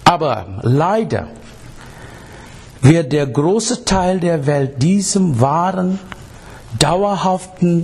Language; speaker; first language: German; non-native, learner; English